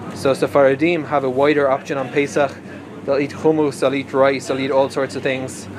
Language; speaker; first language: English; native; English